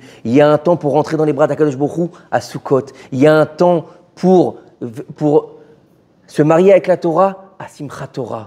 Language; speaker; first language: French; native; French